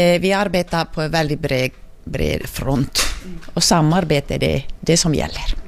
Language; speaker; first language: Swedish; non-native, local second language; Finnish